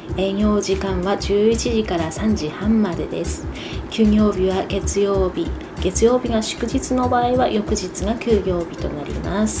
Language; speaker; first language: Japanese; native; Japanese